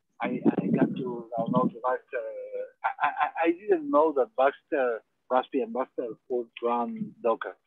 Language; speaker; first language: English; non-native, learner; Spanish